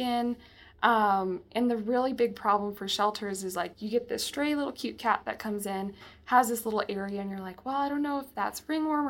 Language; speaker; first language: English; native; English